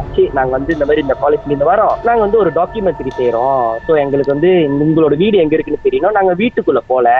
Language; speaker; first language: Tamil; early bilingual, heritage; Tamil